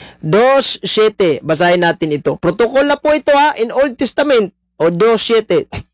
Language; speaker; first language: Filipino; non-native, local second language; Cebuano